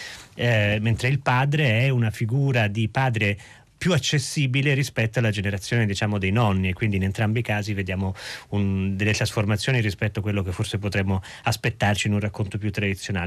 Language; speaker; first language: Italian; native; Italian